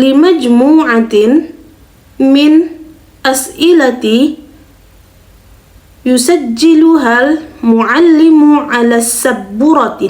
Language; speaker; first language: Arabic; non-native, learner; Indonesian